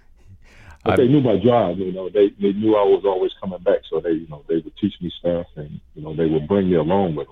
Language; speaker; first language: English; native; English